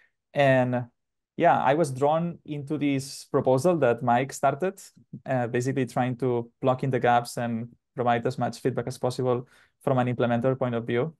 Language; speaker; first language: English; non-native, fluent; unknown